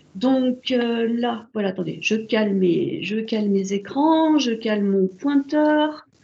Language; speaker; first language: French; native; French